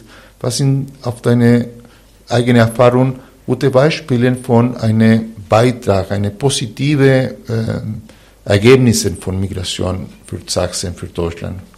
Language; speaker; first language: German; non-native, fluent; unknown